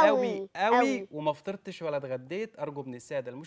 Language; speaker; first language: Arabic; native; Arabic